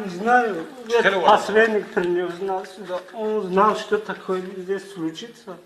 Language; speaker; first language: Russian; non-native, learner; Tajik